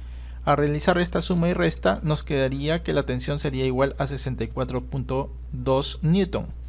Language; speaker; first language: Spanish; native; Spanish